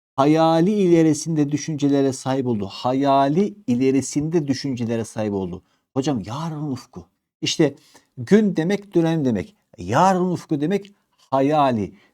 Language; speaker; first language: Turkish; native; Turkish